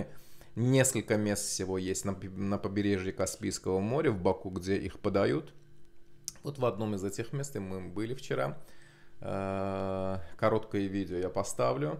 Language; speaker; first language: Russian; non-native, local second language; Azerbaijani